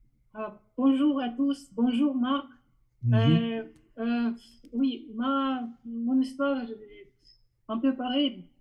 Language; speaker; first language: French; non-native, learner; Russian